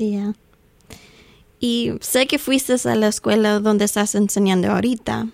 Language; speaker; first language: Spanish; non-native, fluent; English